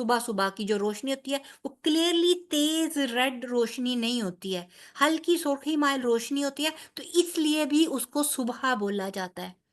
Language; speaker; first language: Urdu; non-native, local second language; Punjabi